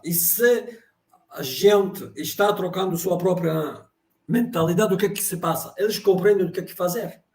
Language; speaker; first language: Portuguese; non-native, fluent; Russian